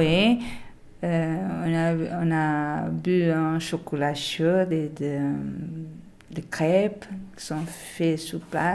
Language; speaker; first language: French; non-native, learner; Portuguese